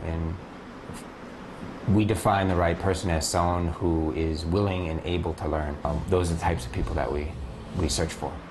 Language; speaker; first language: English; native; English